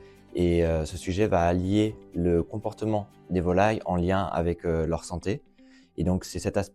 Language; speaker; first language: French; native; French